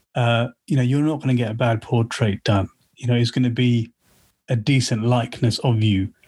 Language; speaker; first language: English; native; English